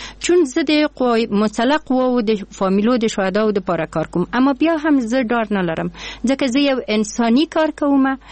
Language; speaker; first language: Pashto; non-native, local second language; Persian